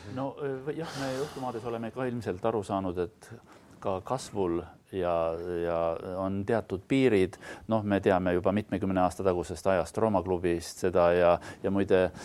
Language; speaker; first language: Estonian; native; Estonian